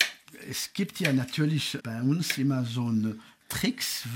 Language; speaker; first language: German; non-native, fluent; French